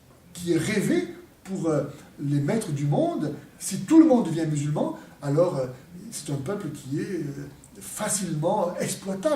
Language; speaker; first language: French; native; French